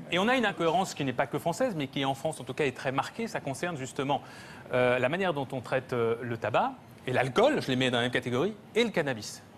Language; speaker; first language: French; native; French